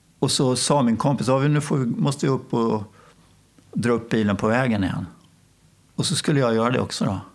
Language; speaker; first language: Swedish; native; Swedish